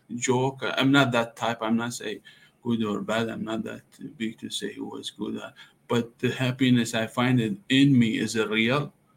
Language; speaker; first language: English; non-native, learner; Persian